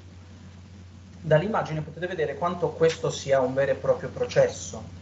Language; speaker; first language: Italian; native; Italian